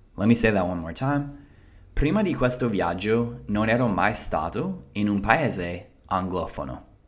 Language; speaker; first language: Italian; non-native, fluent; English